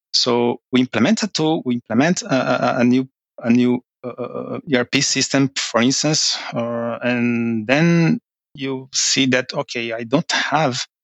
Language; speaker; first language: English; non-native, fluent; Portuguese